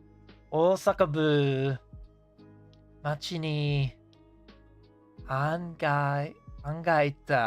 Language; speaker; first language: Japanese; non-native, learner; English